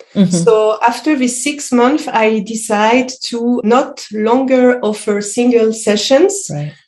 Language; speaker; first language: English; non-native, fluent; French